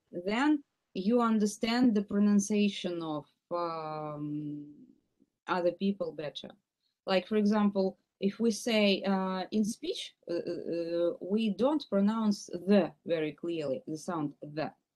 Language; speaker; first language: English; non-native, fluent; Russian